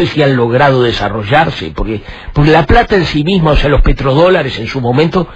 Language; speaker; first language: Spanish; native; Spanish